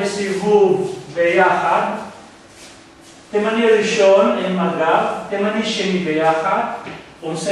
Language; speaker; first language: Hebrew; native; Hebrew